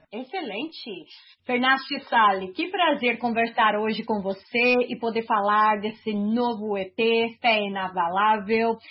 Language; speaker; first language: Portuguese; native; Portuguese